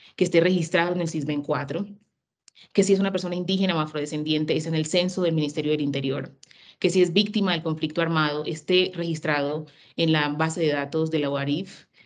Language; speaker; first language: Spanish; native; Spanish